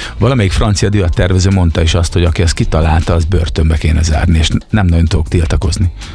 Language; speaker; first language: Hungarian; native; Hungarian